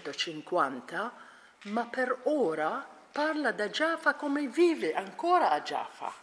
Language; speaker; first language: Italian; non-native, learner; Arabic